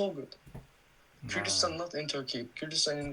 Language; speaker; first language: English; non-native, learner; Turkish